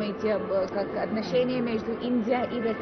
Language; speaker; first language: Russian; non-native, learner; Hindi